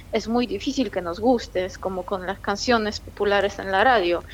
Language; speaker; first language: Spanish; non-native, fluent; Polish